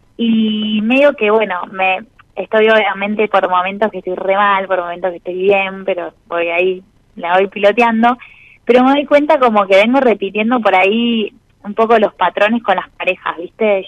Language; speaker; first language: Spanish; native; Spanish